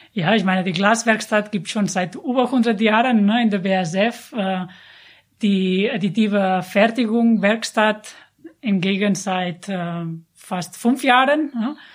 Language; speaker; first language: German; non-native, fluent; Catalan